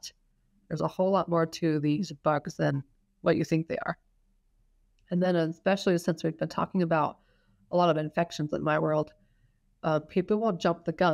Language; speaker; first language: English; native; English